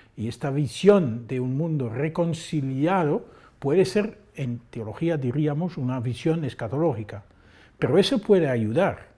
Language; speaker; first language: Spanish; non-native, fluent; Dutch